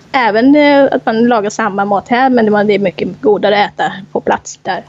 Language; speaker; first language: Swedish; non-native, fluent; Thai